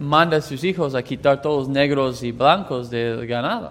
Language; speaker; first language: Spanish; non-native, fluent; English